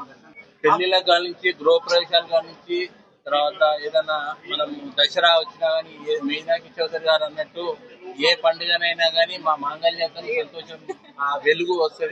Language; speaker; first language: Telugu; native; Telugu